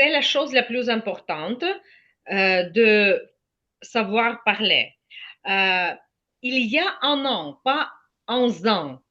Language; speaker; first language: French; non-native, fluent; Ukrainian